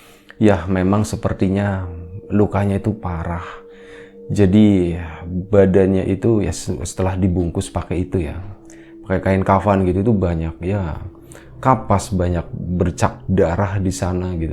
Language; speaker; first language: Indonesian; native; Indonesian